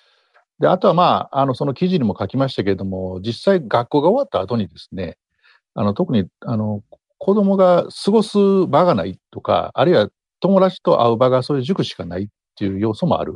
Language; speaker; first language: Japanese; native; Japanese